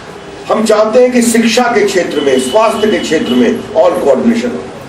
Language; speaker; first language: Hindi; native; Hindi